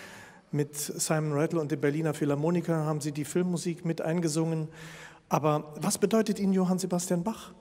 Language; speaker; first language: German; native; German